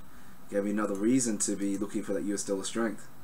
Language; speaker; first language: English; native; English